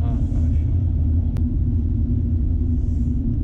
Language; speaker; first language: Russian; non-native, learner; Chinese